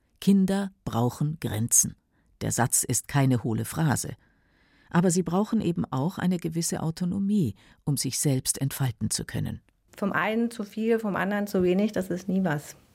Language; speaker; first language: German; native; German